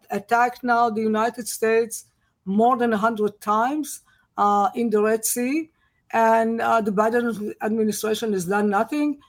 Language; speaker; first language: English; non-native, fluent; Hebrew